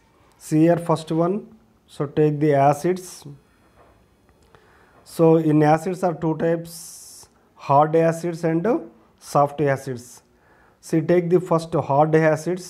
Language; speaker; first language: English; non-native, local second language; Telugu